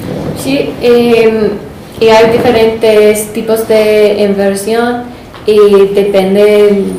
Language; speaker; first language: Spanish; non-native, fluent; English